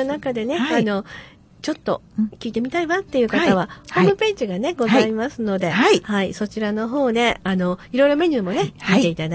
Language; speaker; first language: Japanese; native; Japanese